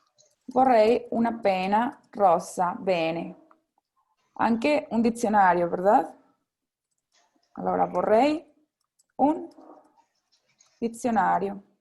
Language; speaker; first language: Italian; non-native, fluent; Spanish